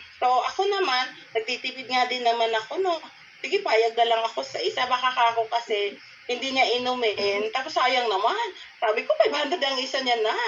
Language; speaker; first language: Filipino; non-native, local second language; Cebuano